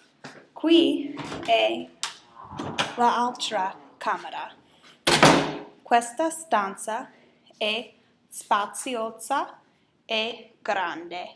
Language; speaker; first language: Italian; non-native, learner; English